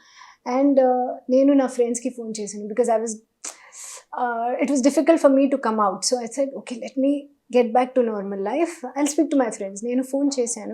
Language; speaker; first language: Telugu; non-native, learner; Hindi